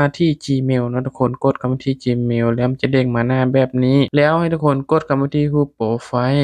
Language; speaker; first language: Thai; non-native, local second language; Northeastern Thai